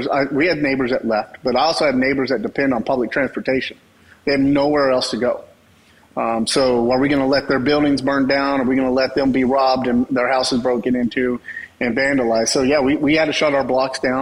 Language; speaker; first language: English; native; English